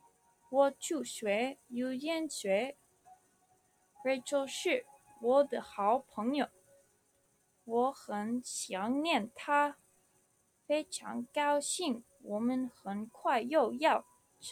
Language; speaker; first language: Chinese; non-native, learner; English